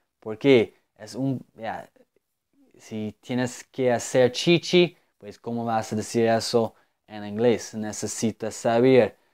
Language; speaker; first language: Spanish; non-native, fluent; English